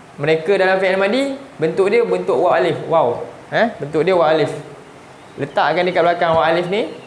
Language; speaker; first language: Malay; native; Malay